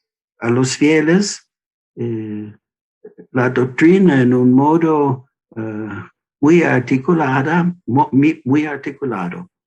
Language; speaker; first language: Spanish; non-native, learner; English